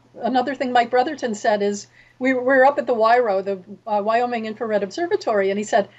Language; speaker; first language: English; native; English